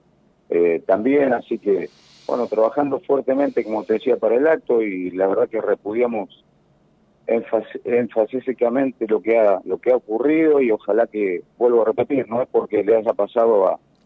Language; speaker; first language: Spanish; native; Spanish